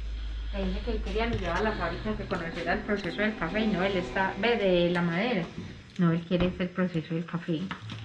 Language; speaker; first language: Spanish; native; Spanish